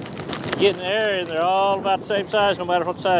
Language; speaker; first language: English; native; English